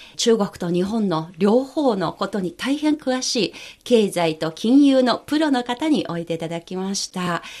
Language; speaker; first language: Japanese; non-native, fluent; Chinese